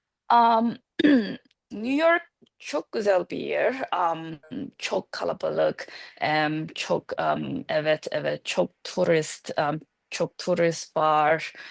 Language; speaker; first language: Turkish; non-native, learner; English